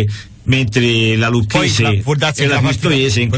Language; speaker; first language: Italian; native; Italian